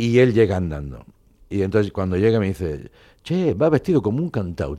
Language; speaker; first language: Spanish; non-native, local second language; Catalan